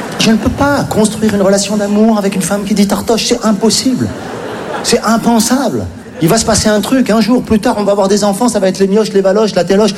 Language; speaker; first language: French; native; French